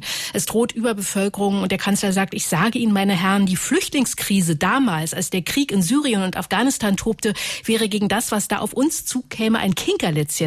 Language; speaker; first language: German; native; German